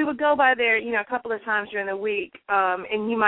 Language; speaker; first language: English; native; English